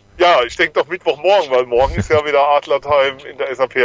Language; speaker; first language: German; native; German